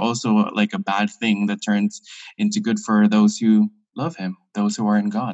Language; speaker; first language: English; non-native, local second language; Filipino